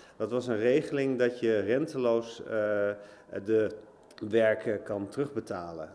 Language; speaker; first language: Dutch; native; Dutch